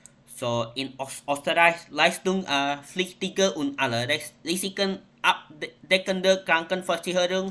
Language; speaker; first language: German; non-native, learner; Indonesian